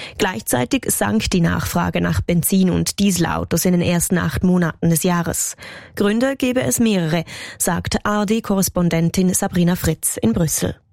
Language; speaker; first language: German; native; German